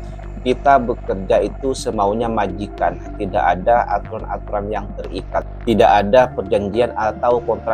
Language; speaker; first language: Indonesian; native; Indonesian